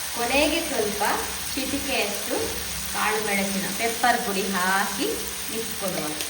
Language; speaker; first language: Kannada; native; Kannada